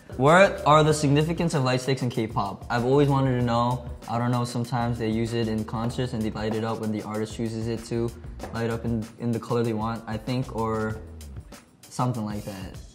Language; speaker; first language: English; early bilingual, other home language; Korean